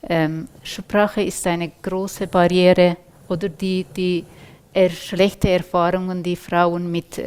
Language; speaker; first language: German; non-native, fluent; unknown